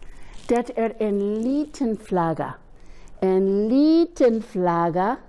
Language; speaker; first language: Swedish; non-native, fluent; English